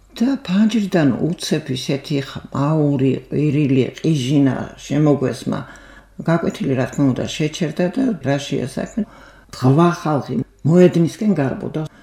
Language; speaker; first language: Georgian; native; Georgian